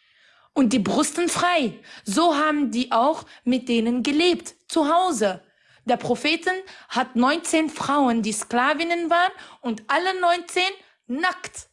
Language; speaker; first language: German; non-native, fluent; Arabic